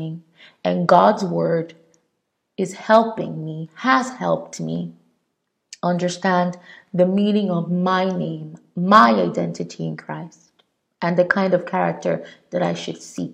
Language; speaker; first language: English; non-native, local second language; Igbo